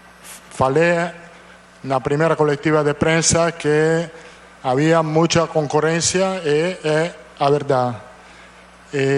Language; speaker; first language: Portuguese; non-native, learner; Italian